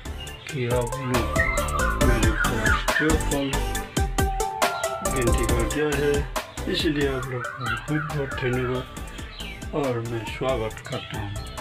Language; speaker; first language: Hindi; non-native, local second language; Assamese